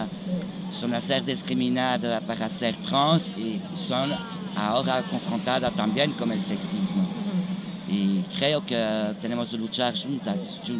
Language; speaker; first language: Spanish; non-native, learner; French